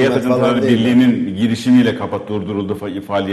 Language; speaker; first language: Turkish; native; Turkish